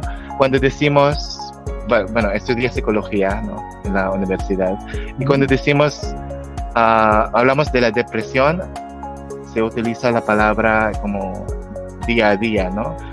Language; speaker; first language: Spanish; non-native, fluent; Filipino